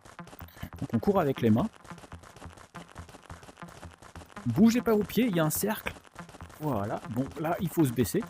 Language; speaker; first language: French; native; French